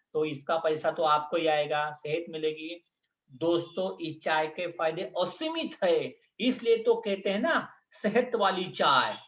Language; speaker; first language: Hindi; non-native, local second language; Marathi